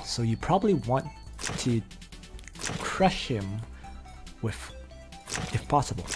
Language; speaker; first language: English; native; English